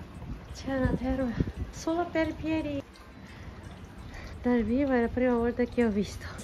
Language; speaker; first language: Italian; non-native, fluent; Japanese